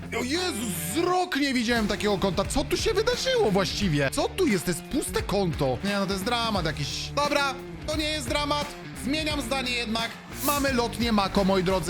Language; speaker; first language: Polish; native; Polish